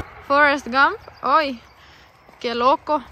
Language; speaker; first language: Spanish; non-native, learner; Finnish